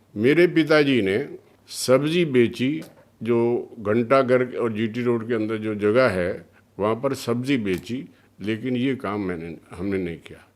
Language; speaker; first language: Hindi; early bilingual, other home language; Punjabi